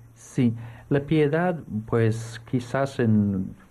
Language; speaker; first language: Spanish; non-native, fluent; English